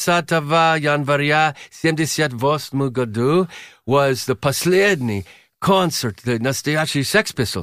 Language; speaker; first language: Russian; non-native, learner; English